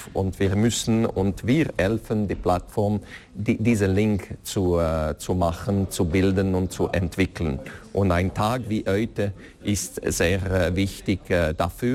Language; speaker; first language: German; non-native, local second language; French